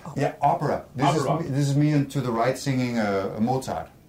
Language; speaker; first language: English; non-native, fluent; Danish